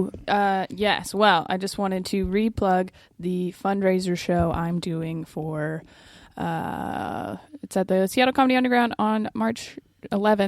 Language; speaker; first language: English; native; English